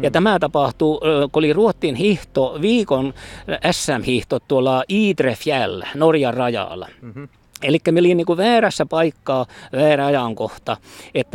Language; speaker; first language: Finnish; early bilingual, heritage; Finnish